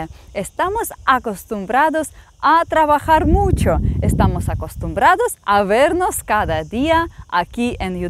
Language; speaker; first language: Spanish; non-native, fluent; Ukrainian